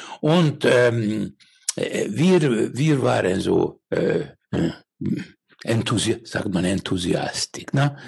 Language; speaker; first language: German; non-native, learner; Finnish